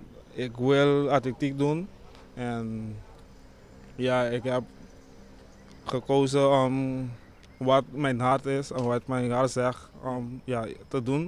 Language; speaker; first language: Dutch; non-native, local second language; Papiamento